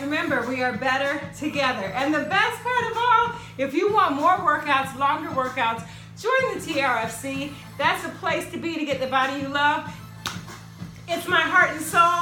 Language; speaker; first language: English; native; English